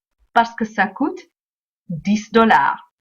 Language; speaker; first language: French; non-native, fluent; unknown